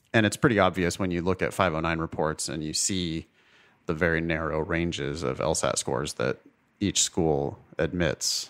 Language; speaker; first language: English; native; English